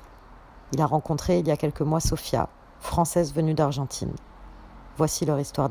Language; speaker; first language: French; native; French